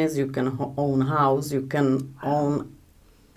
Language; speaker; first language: English; non-native, learner; Czech